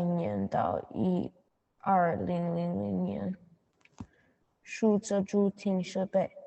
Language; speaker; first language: Chinese; non-native, learner; English